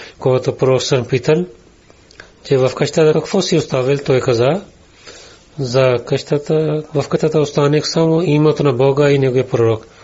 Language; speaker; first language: Bulgarian; non-native, learner; Urdu